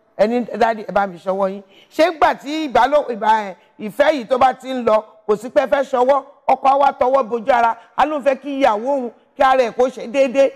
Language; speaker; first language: Yoruba; native; Yoruba